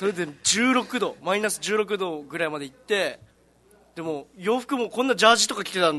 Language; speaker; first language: Japanese; native; Japanese